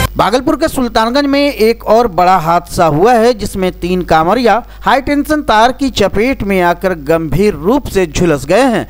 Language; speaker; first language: Hindi; native; Hindi